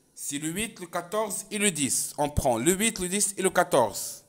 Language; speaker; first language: French; non-native, local second language; Arabic